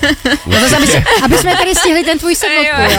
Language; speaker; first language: Czech; native; Czech